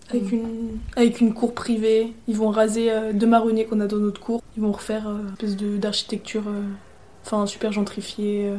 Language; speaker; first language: French; native; French